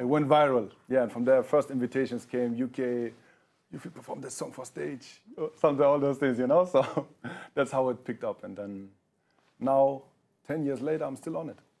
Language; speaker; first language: English; non-native, fluent; German